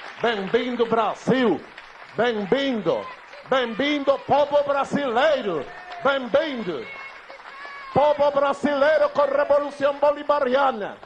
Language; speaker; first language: Portuguese; non-native, learner; Spanish